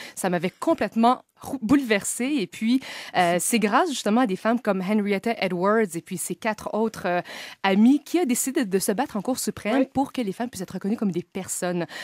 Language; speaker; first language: French; native; French